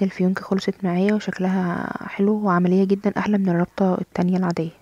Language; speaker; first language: Arabic; native; Arabic